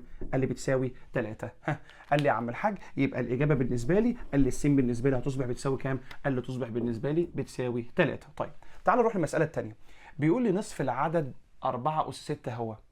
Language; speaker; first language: Arabic; native; Arabic